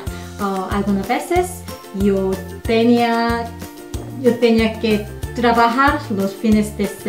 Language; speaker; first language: Spanish; non-native, learner; Korean